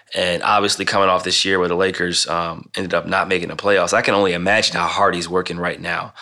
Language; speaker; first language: English; native; English